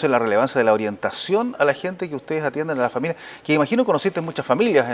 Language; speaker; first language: Spanish; native; Spanish